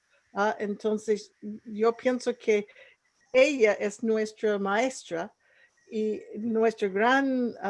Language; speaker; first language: Spanish; non-native, fluent; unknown